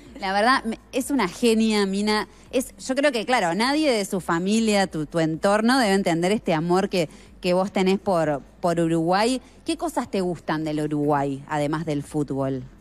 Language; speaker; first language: Spanish; native; Spanish